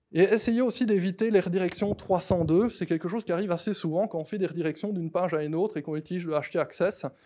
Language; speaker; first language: French; native; French